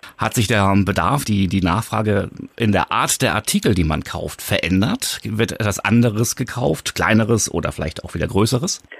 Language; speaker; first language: German; native; German